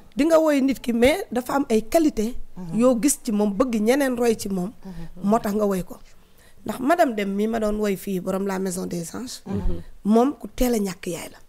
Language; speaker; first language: Wolof; non-native, local second language; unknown